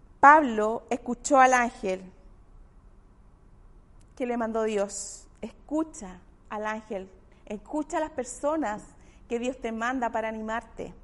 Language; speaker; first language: Spanish; native; Spanish